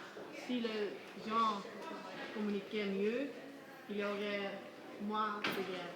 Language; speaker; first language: French; non-native, learner; Dutch